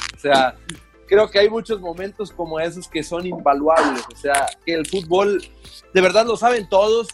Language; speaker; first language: Spanish; native; Spanish